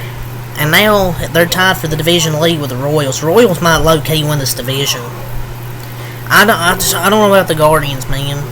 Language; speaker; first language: English; native; English